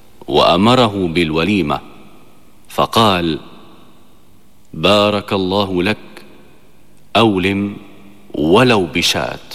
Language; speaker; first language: Arabic; native; Arabic